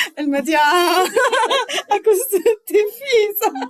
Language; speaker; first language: French; non-native, learner; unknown